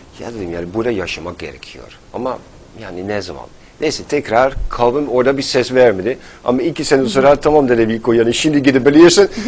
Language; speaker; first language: Turkish; non-native, fluent; Dutch